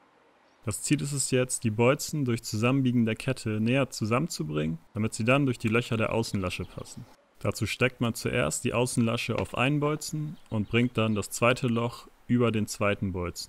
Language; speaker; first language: German; native; German